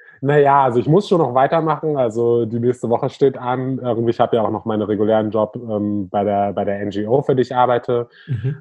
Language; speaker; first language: German; native; German